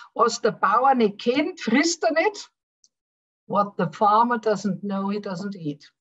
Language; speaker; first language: English; non-native, fluent; German